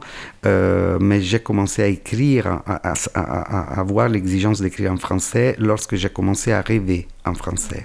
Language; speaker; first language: French; non-native, fluent; Italian